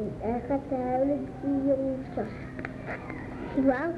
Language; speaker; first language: Dutch; early bilingual, other home language; Arabic